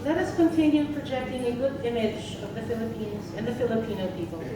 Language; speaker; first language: English; non-native, local second language; Filipino